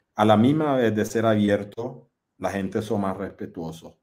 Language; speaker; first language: Spanish; non-native, local second language; English